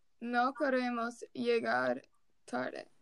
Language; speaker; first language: Spanish; non-native, learner; English